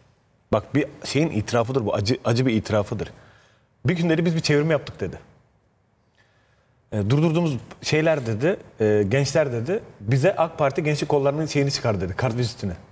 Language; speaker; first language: Turkish; native; Turkish